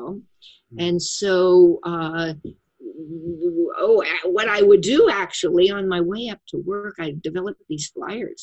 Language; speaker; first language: English; native; English